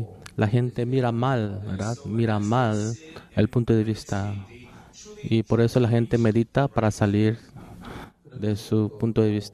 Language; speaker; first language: Spanish; non-native, learner; Korean